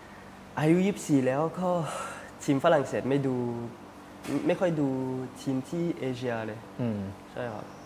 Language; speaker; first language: Thai; early bilingual, heritage; Thai